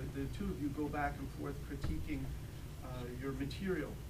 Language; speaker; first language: English; native; English